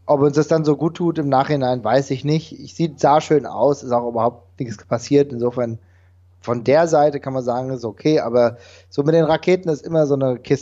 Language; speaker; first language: German; native; German